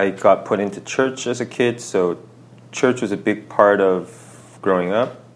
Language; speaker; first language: English; early bilingual, other home language; Korean